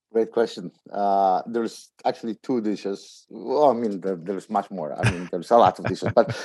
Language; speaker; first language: English; non-native, fluent; Polish